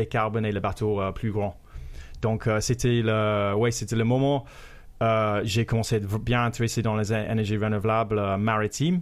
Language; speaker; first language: French; non-native, fluent; English